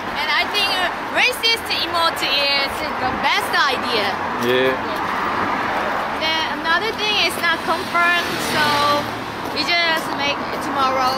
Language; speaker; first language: English; non-native, learner; Korean